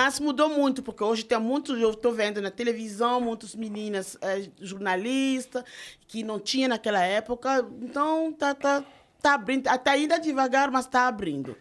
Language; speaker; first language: Portuguese; non-native, fluent; French